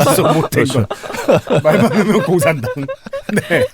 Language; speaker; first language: Korean; native; Korean